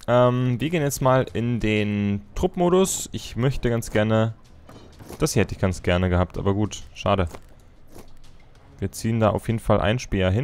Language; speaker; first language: German; native; German